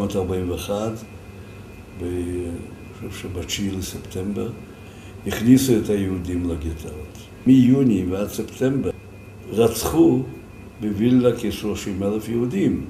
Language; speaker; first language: Hebrew; non-native, fluent; Yiddish